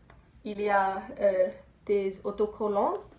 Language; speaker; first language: French; non-native, learner; English